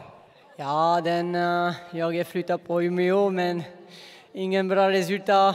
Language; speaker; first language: Swedish; non-native, learner; French